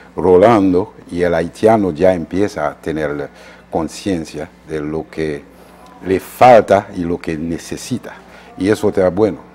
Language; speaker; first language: Spanish; non-native, fluent; Haitian Creole